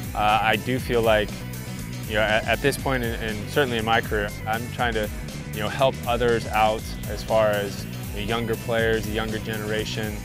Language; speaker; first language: English; native; English